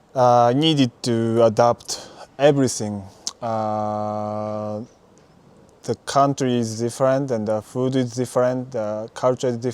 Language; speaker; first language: English; non-native, learner; Japanese